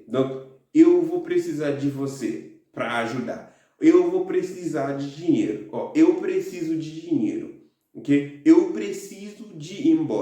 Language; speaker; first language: Portuguese; non-native, fluent; Haitian Creole